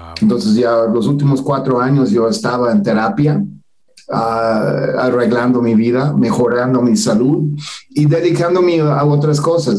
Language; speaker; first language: Spanish; non-native, fluent; English